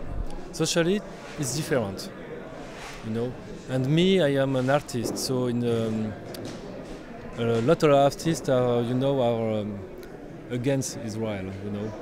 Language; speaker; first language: English; non-native, learner; French